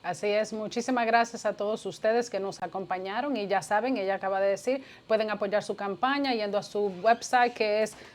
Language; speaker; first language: Spanish; native; Spanish